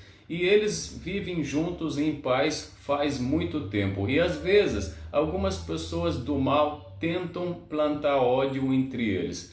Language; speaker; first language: Portuguese; non-native, learner; Arabic